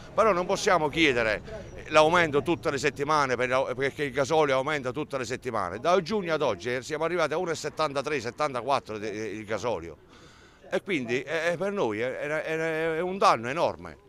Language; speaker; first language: Italian; native; Italian